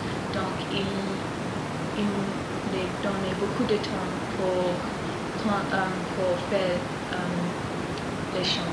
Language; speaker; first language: French; non-native, learner; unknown